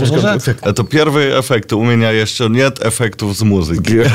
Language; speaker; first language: Russian; non-native, learner; Polish